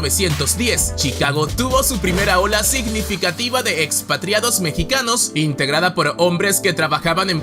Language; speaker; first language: Spanish; native; Spanish